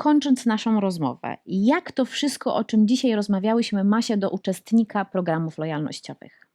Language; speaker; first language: Polish; native; Polish